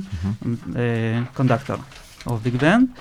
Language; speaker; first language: English; non-native, learner; Russian